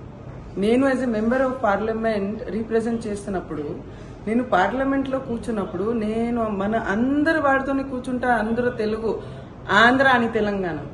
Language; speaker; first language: Telugu; non-native, fluent; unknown